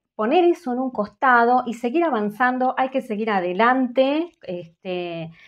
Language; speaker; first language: Spanish; native; Spanish